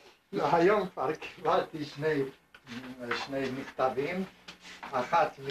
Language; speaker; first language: Hebrew; non-native, fluent; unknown